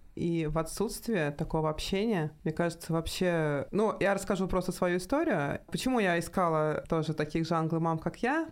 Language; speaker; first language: Russian; native; Russian